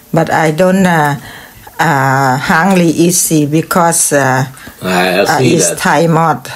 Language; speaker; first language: English; non-native, learner; Thai